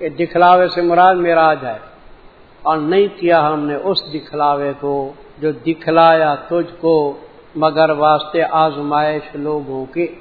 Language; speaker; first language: Urdu; non-native, local second language; Punjabi